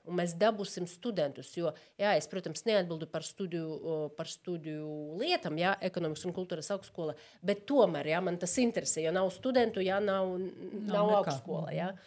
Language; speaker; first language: Latvian; non-native, local second language; Russian